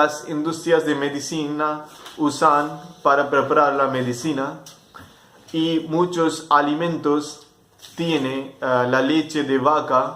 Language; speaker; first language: Spanish; non-native, fluent; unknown